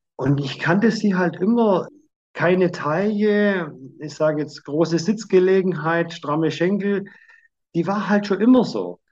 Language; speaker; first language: German; native; German